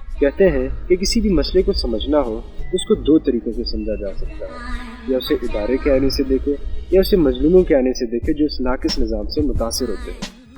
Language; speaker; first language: Urdu; non-native, local second language; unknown